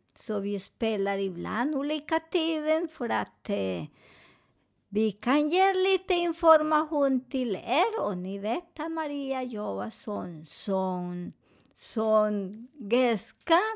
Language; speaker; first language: Swedish; non-native, fluent; Spanish